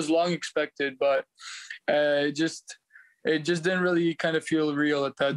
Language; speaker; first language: English; early bilingual, other home language; Ukrainian